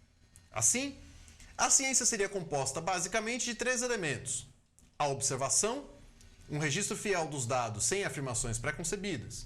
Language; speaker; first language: Portuguese; native; Portuguese